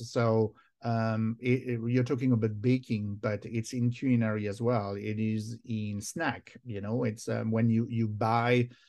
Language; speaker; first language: English; non-native, fluent; French